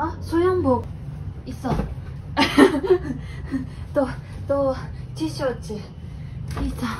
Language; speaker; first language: Korean; non-native, learner; Ukrainian